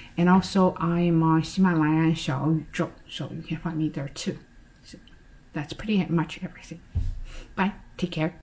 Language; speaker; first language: English; non-native, fluent; Chinese